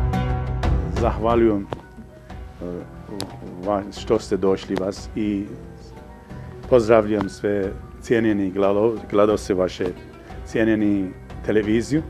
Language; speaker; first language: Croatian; non-native, fluent; Persian